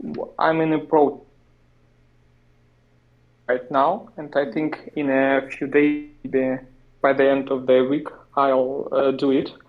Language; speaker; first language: English; non-native, learner; Russian